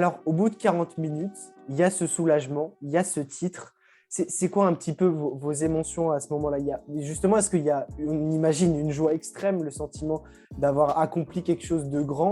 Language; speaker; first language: French; native; French